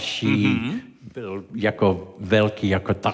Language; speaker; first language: Czech; non-native, learner; English